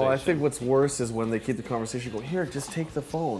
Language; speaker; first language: English; native; English